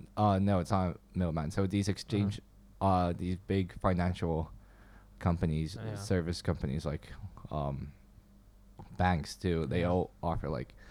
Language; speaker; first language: English; non-native, fluent; Chinese